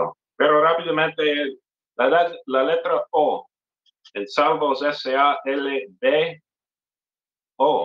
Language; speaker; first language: Spanish; non-native, fluent; English